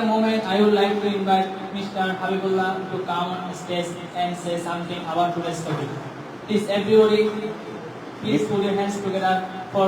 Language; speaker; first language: English; non-native, learner; Bangla